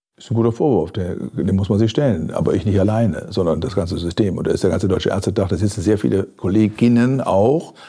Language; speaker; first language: German; native; German